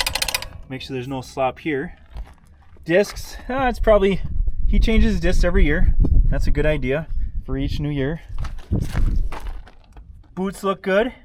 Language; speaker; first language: English; native; English